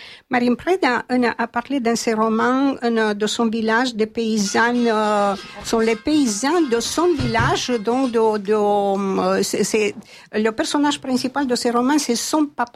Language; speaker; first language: French; non-native, fluent; Romanian